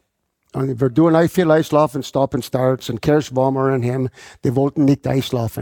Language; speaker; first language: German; non-native, fluent; English